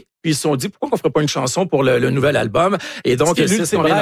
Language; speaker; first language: French; native; French